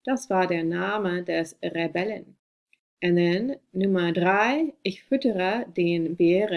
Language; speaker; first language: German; non-native, fluent; English